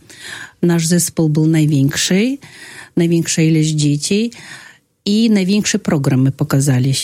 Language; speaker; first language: Polish; non-native, fluent; Russian